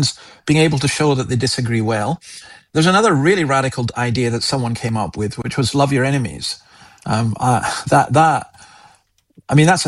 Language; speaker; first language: English; native; English